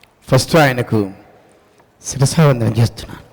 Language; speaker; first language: Telugu; native; Telugu